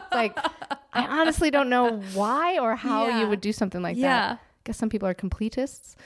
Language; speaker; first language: English; native; English